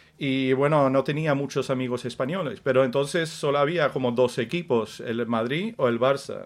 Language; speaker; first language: Spanish; early bilingual, other home language; Swedish